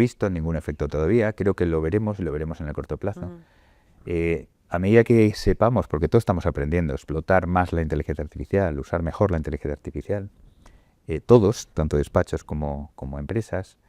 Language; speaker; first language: Spanish; native; Spanish